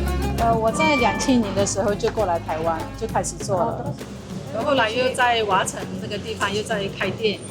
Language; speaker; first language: Chinese; early bilingual, heritage; Chinese